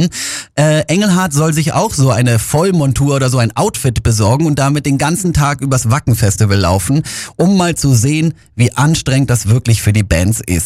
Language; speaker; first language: German; native; German